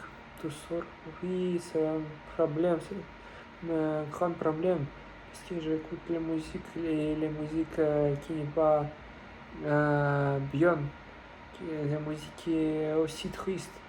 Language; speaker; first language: French; non-native, learner; Russian